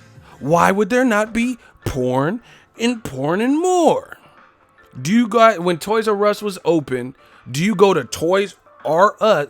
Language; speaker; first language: English; native; English